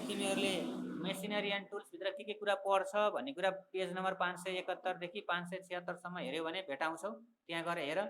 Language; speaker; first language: Nepali; native; Nepali